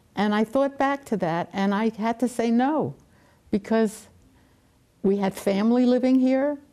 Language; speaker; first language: English; native; English